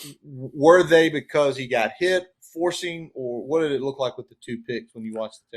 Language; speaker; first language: English; native; English